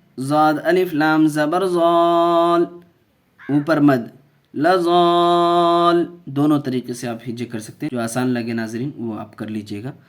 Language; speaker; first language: Urdu; native; Urdu